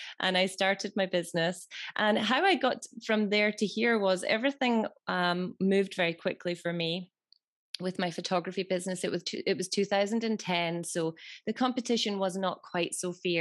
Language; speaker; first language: English; native; English